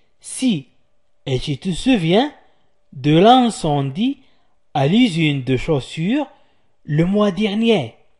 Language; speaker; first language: French; non-native, local second language; Arabic